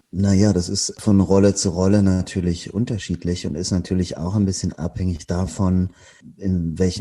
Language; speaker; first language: German; native; German